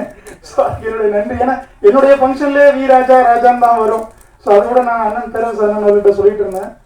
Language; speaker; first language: Tamil; native; Tamil